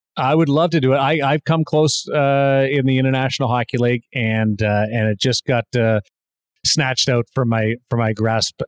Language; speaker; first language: English; native; English